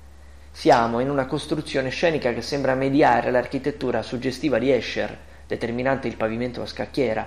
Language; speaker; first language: Italian; native; Italian